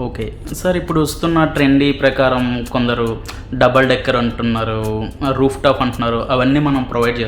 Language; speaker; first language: Telugu; native; Telugu